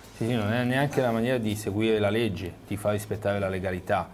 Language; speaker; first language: Italian; native; Italian